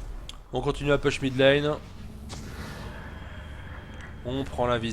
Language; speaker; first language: French; native; French